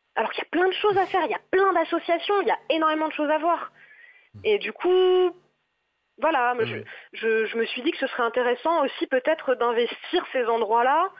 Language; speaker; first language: French; native; French